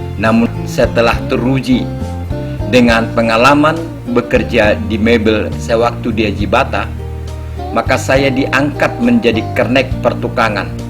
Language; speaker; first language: Indonesian; non-native, local second language; Batak Toba